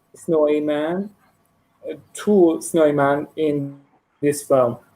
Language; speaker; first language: English; non-native, learner; Persian